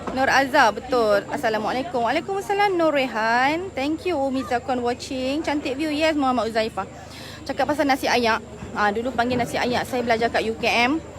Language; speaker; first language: Malay; native; Malay